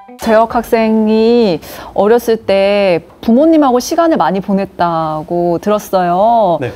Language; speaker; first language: Korean; native; Korean